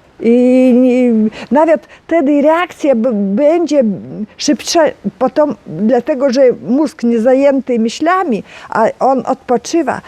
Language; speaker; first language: Polish; non-native, learner; Ukrainian